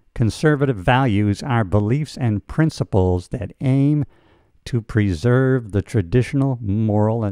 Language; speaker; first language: English; native; English